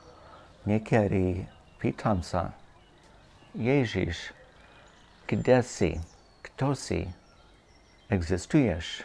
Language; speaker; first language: Slovak; non-native, fluent; English